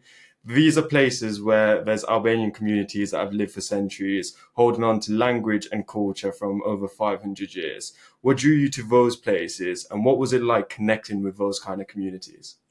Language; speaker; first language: English; early bilingual, other home language; Albanian